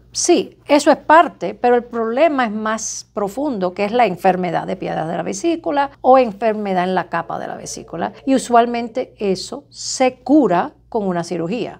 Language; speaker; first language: Spanish; native; Spanish